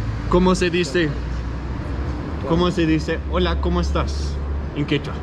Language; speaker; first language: Spanish; non-native, learner; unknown